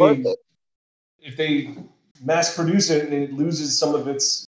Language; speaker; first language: English; native; English